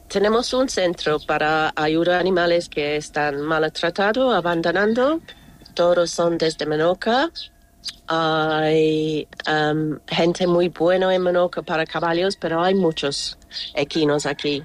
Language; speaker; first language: Spanish; non-native, learner; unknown